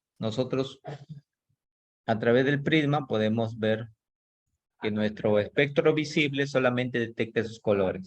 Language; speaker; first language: Spanish; native; Spanish